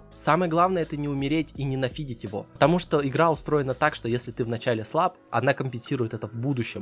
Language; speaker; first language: Russian; native; Russian